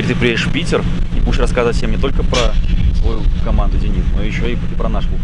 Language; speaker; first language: Russian; native; Russian